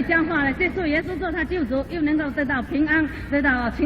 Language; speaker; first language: Chinese; native; Chinese